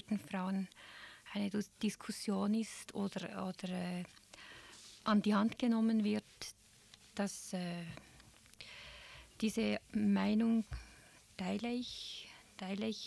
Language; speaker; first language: German; native; German